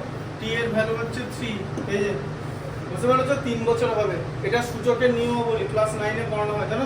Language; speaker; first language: Bangla; native; Bangla